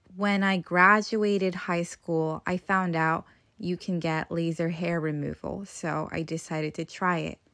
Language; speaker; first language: English; native; English